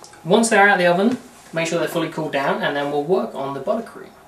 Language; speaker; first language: English; native; English